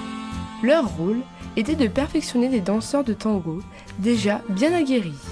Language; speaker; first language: French; native; French